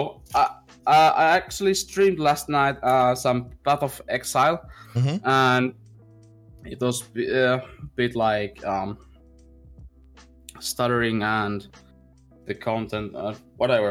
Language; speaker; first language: English; non-native, fluent; Finnish